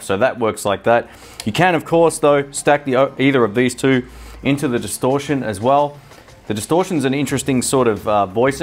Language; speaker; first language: English; native; English